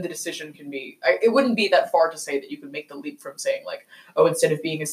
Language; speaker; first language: English; non-native, local second language; Cantonese